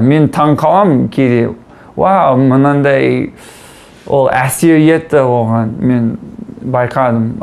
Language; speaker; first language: Kazakh; non-native, learner; English